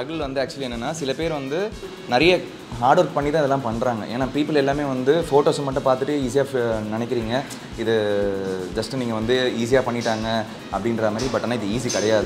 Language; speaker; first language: Tamil; native; Tamil